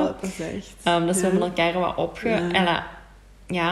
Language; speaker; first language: Dutch; native; Dutch